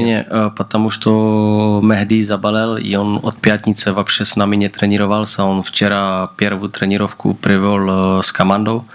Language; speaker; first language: Russian; non-native, learner; Slovak